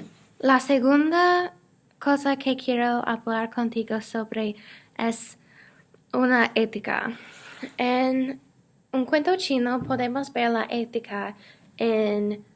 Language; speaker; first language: Spanish; non-native, learner; English